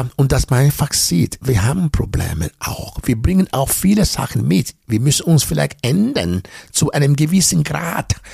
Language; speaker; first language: German; non-native, fluent; Bini